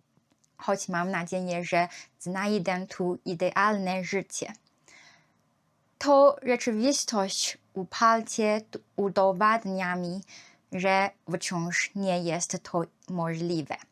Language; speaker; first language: Polish; non-native, learner; Chinese